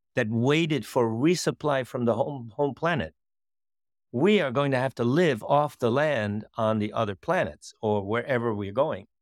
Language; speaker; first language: English; early bilingual, other home language; Dutch